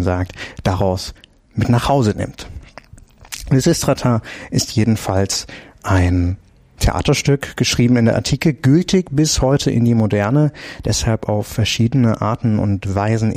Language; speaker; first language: German; native; German